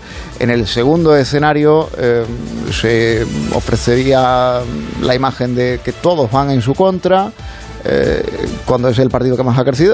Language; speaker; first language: Spanish; native; Spanish